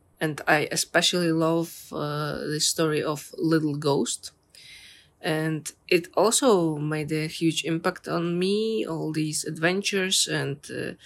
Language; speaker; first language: English; non-native, fluent; Ukrainian